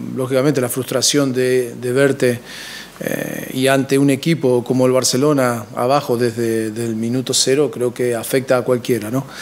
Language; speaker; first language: Spanish; native; Spanish